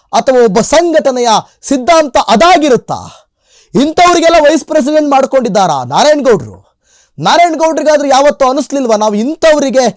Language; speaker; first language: Kannada; native; Kannada